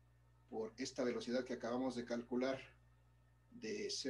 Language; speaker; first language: Spanish; native; Spanish